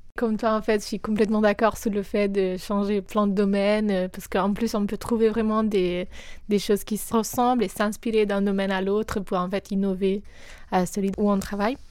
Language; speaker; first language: French; non-native, fluent; Italian